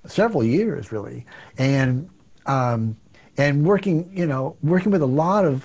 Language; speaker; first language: English; native; English